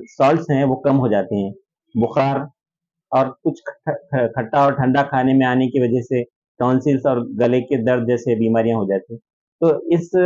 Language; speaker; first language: Hindi; non-native, local second language; Urdu